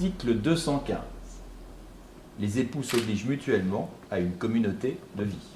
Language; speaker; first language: French; native; French